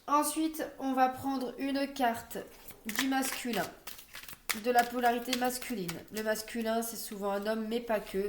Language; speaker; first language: French; native; French